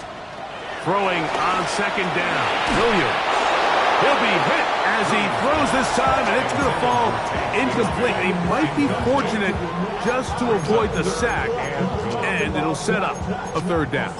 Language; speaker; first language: English; native; English